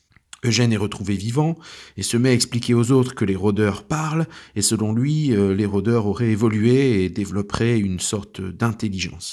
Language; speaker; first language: French; native; French